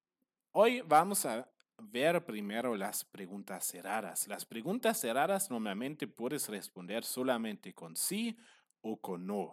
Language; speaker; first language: Spanish; non-native, fluent; German